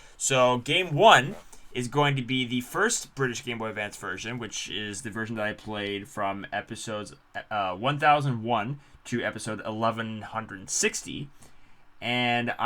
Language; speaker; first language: English; native; English